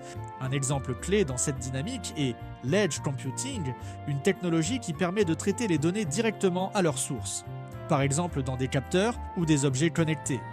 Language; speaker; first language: French; native; French